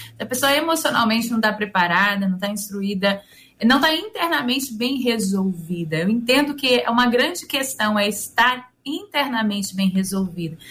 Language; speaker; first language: Portuguese; native; Portuguese